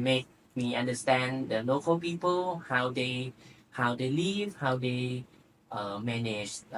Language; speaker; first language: English; non-native, learner; Thai